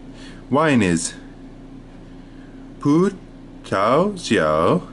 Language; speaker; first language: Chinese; non-native, learner; English